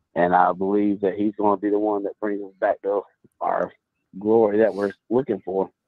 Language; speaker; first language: English; native; English